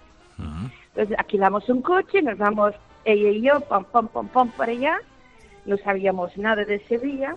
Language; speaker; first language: Spanish; early bilingual, heritage; Spanish